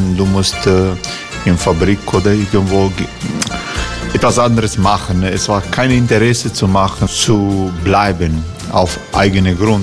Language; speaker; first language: German; non-native, fluent; Croatian